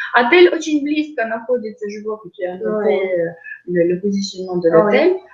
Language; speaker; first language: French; non-native, fluent; Russian